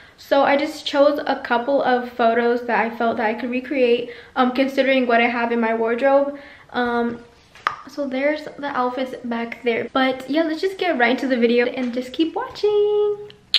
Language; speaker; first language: English; early bilingual, other home language; Spanish